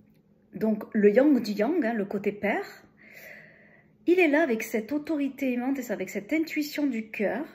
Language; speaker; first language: French; native; French